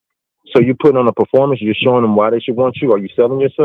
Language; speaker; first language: English; native; English